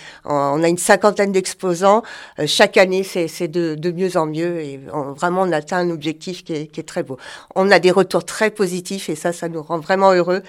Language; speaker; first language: French; native; French